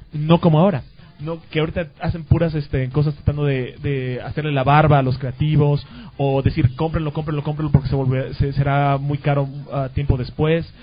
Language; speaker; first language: Spanish; native; Spanish